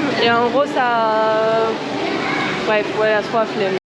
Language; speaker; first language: French; native; French